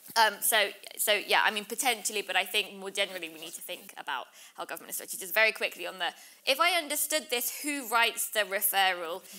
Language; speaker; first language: English; native; English